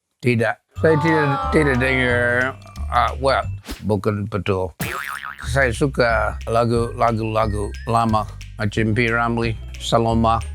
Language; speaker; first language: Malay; non-native, learner; English